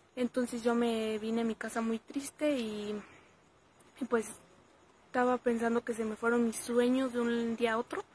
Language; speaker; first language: Spanish; native; Spanish